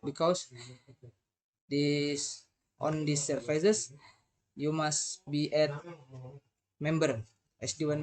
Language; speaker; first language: English; non-native, learner; Indonesian